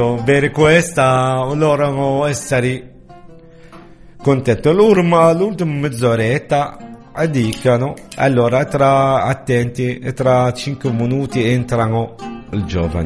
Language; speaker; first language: Italian; non-native, learner; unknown